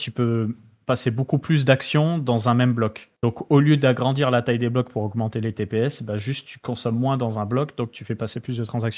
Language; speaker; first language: French; native; French